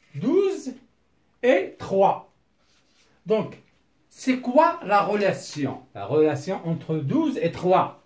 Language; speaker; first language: French; non-native, local second language; Arabic